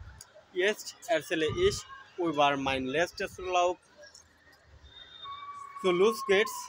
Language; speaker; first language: German; non-native, learner; Bangla